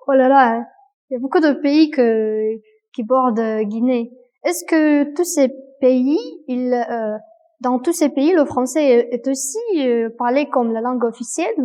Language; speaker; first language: French; non-native, fluent; Russian